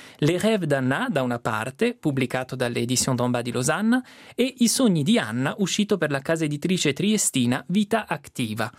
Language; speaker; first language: Italian; native; Italian